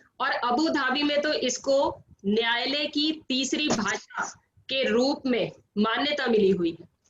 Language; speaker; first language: Hindi; native; Hindi